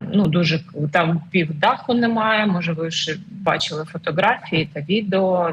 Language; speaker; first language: Ukrainian; non-native, local second language; Russian